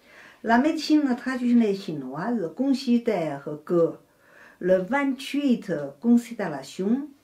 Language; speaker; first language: French; non-native, fluent; Chinese